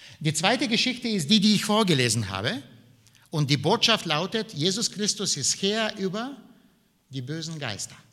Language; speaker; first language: German; non-native, fluent; Bulgarian